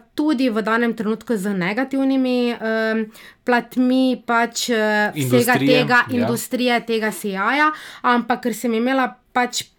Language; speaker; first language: Slovenian; native; Slovenian